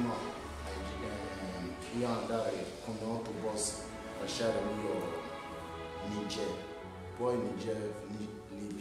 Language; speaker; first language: Italian; non-native, learner; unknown